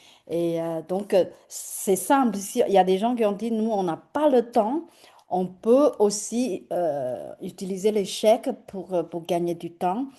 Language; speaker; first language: French; non-native, fluent; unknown